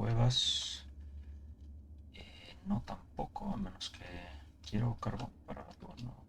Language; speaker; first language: Spanish; early bilingual, heritage; Spanish